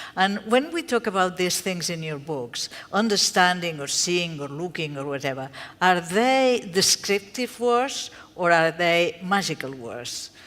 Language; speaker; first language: English; non-native, fluent; Catalan